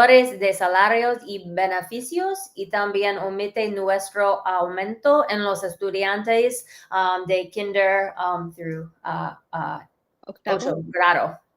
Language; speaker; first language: Spanish; early bilingual, heritage; English